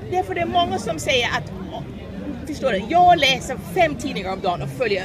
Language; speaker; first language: Swedish; non-native, fluent; English